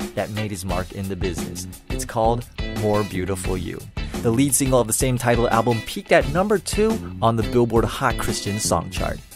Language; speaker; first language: English; early bilingual, other home language; Chinese